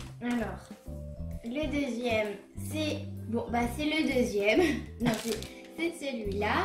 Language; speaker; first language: French; native; French